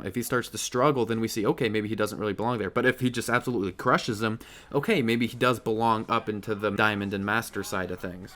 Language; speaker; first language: English; native; English